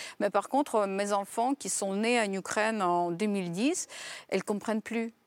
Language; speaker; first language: French; non-native, fluent; Ukrainian